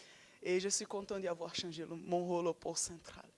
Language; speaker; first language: French; non-native, fluent; Portuguese